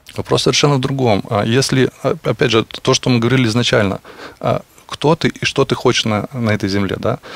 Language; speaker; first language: Russian; native; Russian